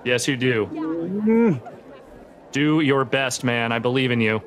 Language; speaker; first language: English; native; English